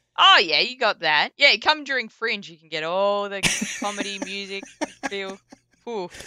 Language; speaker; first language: English; native; English